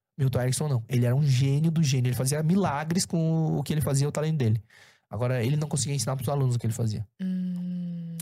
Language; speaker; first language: Portuguese; early bilingual, other home language; Korean